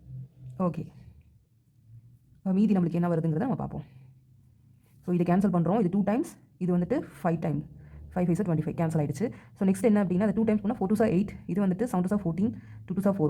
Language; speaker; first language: Tamil; native; Tamil